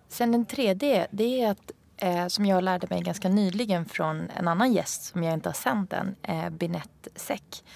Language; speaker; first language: Swedish; early bilingual, other home language; Persian